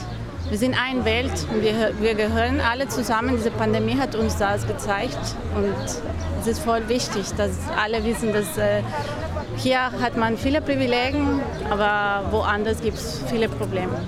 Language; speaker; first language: German; non-native, fluent; Spanish